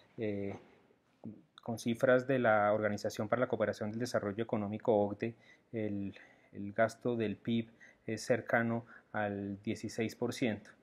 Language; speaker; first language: Spanish; native; Spanish